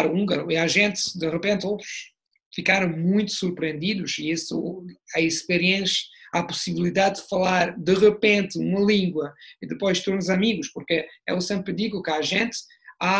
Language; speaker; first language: Portuguese; non-native, fluent; Italian